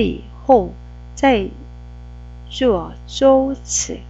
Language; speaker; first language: Chinese; non-native, fluent; Korean